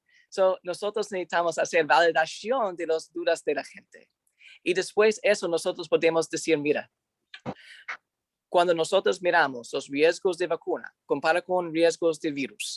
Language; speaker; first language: Spanish; non-native, learner; English